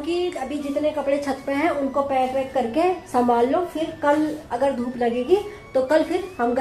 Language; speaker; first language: Hindi; native; Hindi